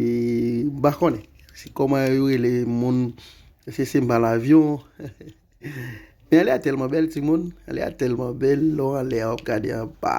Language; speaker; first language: French; non-native, learner; Haitian Creole